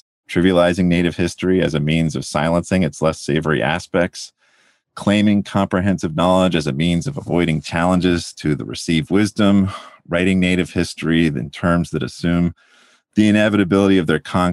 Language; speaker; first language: English; native; English